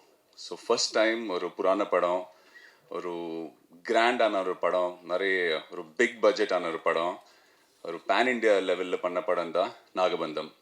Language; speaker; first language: Tamil; non-native, learner; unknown